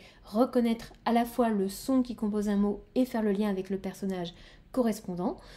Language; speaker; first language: French; native; French